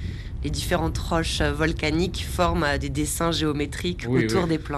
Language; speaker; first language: French; native; French